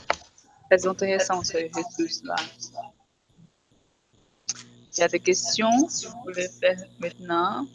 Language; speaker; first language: French; non-native, fluent; Portuguese